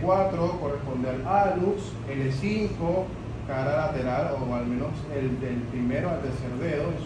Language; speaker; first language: Spanish; native; Spanish